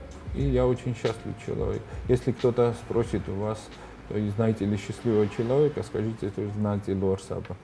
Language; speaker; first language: Russian; non-native, fluent; Georgian